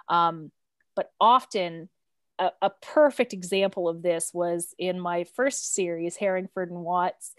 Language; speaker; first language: English; native; English